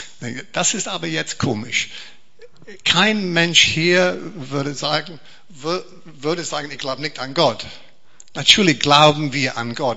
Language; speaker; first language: German; non-native, fluent; English